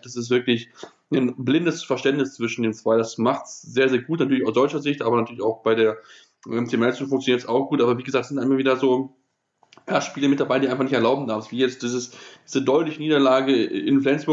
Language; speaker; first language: German; native; German